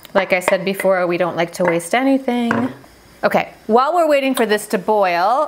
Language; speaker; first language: English; non-native, fluent; Persian